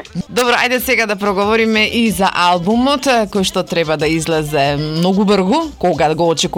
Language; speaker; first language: Macedonian; native; Macedonian